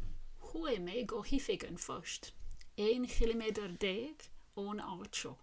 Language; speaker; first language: Irish; non-native, learner; English